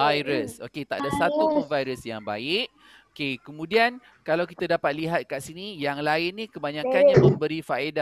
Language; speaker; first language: Malay; native; Malay